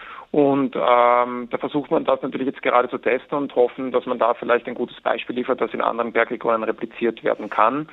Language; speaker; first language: German; native; German